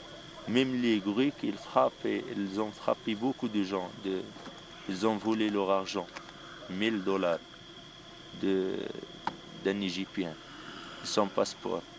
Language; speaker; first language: French; non-native, local second language; Arabic